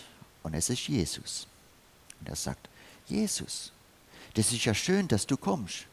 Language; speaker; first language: German; non-native, fluent; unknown